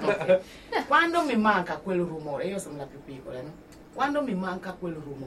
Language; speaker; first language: Italian; non-native, fluent; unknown